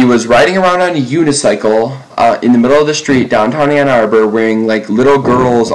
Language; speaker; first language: English; native; English